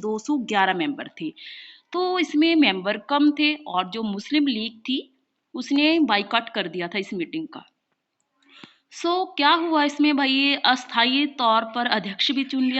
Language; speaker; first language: Hindi; non-native, local second language; Punjabi